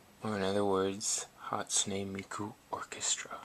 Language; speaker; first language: English; native; English